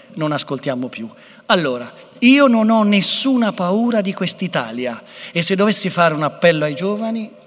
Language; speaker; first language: Italian; native; Italian